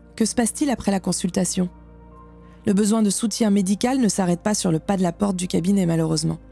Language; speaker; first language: French; native; French